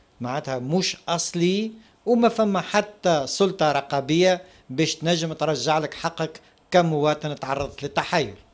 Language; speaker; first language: Arabic; native; Arabic